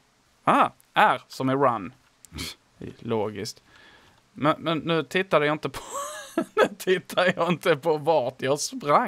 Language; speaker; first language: Swedish; native; Swedish